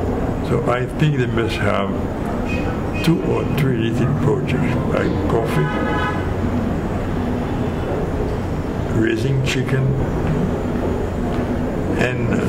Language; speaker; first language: English; non-native, fluent; Haitian Creole